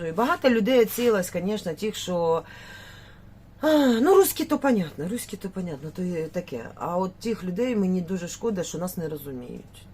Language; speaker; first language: Ukrainian; native; Ukrainian